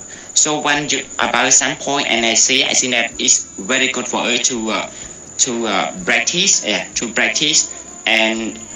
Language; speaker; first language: English; non-native, learner; Khmer